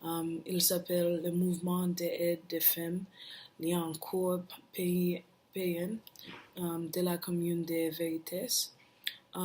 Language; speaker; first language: French; non-native, learner; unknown